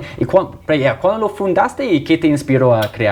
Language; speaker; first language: Spanish; non-native, fluent; English